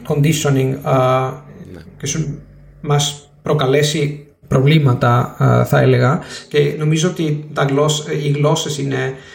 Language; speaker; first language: Greek; non-native, fluent; Italian